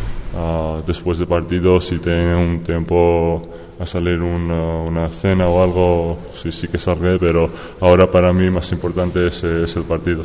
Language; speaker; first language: Spanish; non-native, fluent; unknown